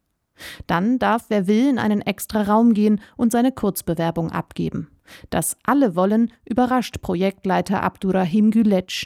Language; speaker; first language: German; native; German